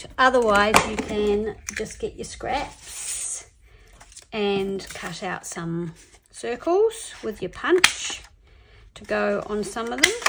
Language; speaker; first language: English; native; English